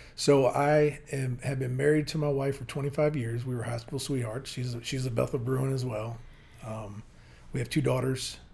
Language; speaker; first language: English; native; English